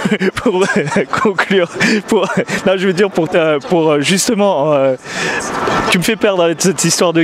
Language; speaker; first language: French; native; French